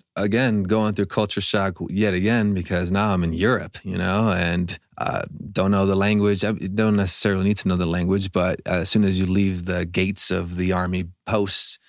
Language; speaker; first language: English; early bilingual, other home language; Spanish